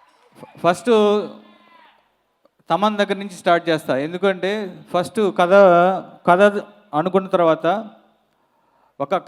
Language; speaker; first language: Telugu; native; Telugu